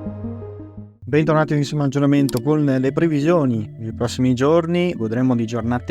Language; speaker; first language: Italian; native; Italian